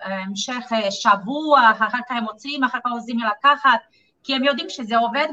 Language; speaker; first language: Hebrew; non-native, fluent; Portuguese